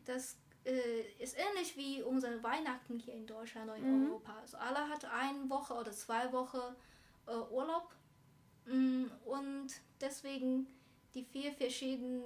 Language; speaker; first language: German; non-native, learner; Chinese